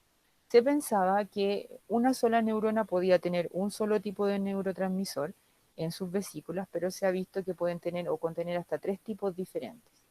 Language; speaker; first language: Spanish; native; Spanish